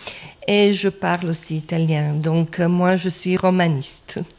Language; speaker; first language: French; non-native, fluent; Croatian